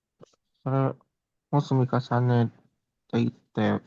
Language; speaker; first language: Japanese; non-native, learner; Indonesian